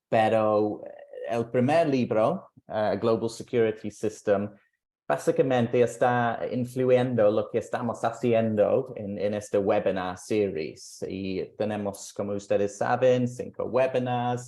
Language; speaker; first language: Spanish; non-native, fluent; English